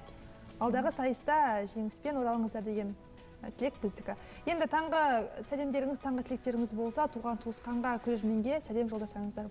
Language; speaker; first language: Kazakh; native; Kazakh